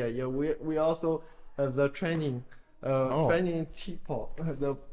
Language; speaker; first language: English; non-native, learner; Chinese